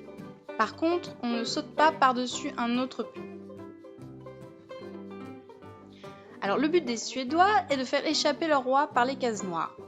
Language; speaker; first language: French; native; French